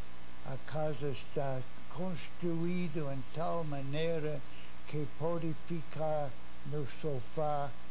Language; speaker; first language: Portuguese; non-native, fluent; English